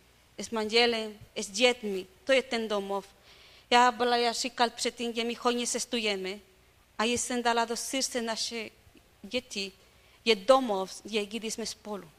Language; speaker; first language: Czech; non-native, learner; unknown